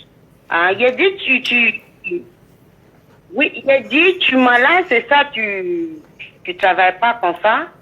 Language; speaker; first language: French; non-native, learner; Bini